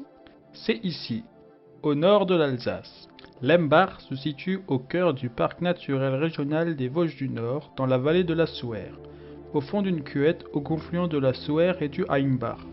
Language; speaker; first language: French; native; French